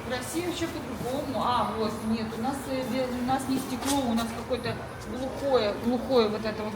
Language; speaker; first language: Russian; native; Russian